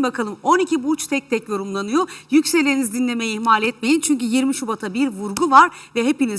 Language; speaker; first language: Turkish; native; Turkish